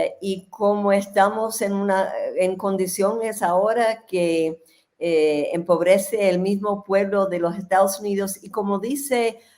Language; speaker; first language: Spanish; non-native, fluent; English